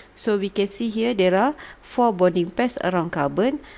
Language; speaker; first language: English; non-native, local second language; Malay